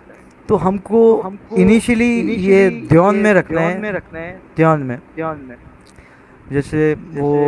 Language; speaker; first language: Hindi; non-native, fluent; Bangla